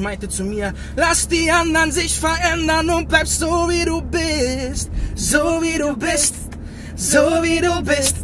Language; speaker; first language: German; early bilingual, other home language; Bosnian